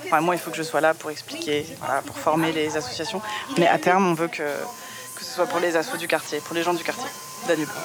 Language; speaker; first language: French; native; French